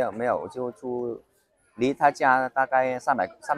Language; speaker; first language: Chinese; non-native, fluent; Vietnamese